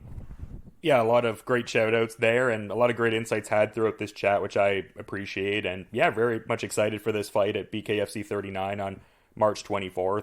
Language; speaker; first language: English; native; English